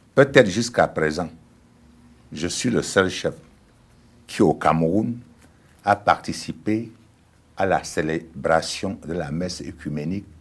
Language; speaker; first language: French; non-native, local second language; Ghomala